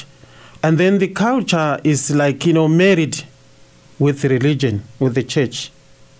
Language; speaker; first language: English; non-native, local second language; Shona